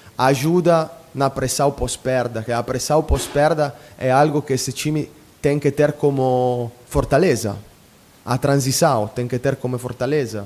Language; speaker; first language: Portuguese; non-native, fluent; Italian